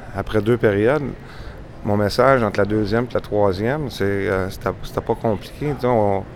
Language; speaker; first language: French; native; French